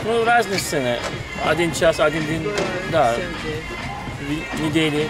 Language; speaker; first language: Russian; non-native, learner; Turkish